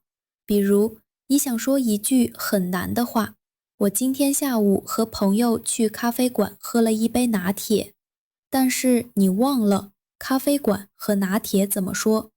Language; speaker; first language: Chinese; non-native, fluent; Vietnamese